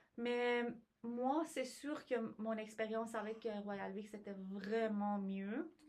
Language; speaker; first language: French; non-native, fluent; Persian